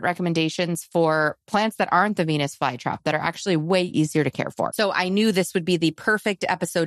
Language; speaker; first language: English; native; English